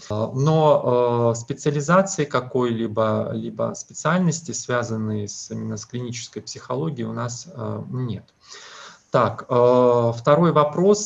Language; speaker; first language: Russian; native; Russian